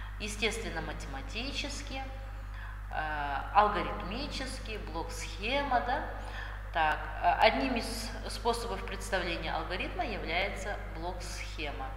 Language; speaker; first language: Russian; non-native, local second language; Kazakh